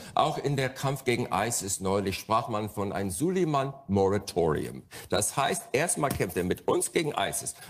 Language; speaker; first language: German; non-native, fluent; English